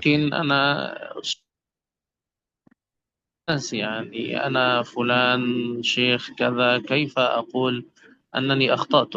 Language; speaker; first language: Arabic; native; Arabic